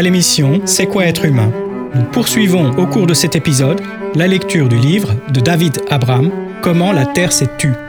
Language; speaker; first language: French; native; French